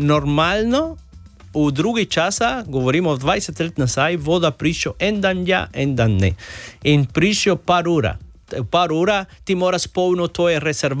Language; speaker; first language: Slovenian; non-native, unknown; Spanish